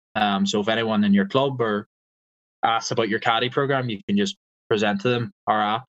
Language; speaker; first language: English; native; English